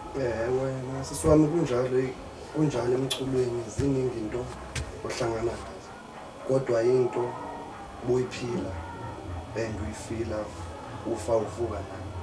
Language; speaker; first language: Zulu; native; Zulu